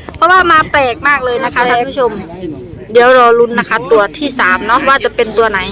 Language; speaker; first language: Thai; native; Thai